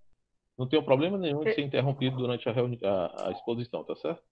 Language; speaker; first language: Portuguese; native; Portuguese